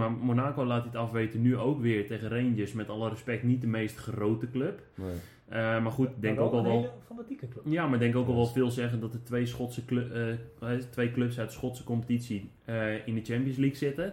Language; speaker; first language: Dutch; native; Dutch